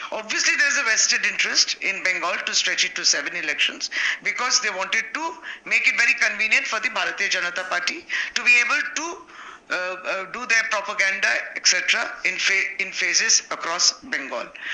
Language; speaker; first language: English; non-native, local second language; Bangla